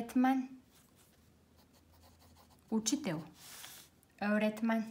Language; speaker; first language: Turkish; non-native, fluent; Bulgarian